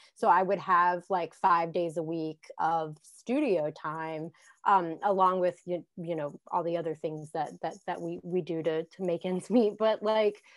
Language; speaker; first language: English; native; English